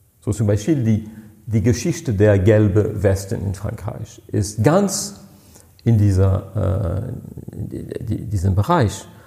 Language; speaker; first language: German; non-native, fluent; French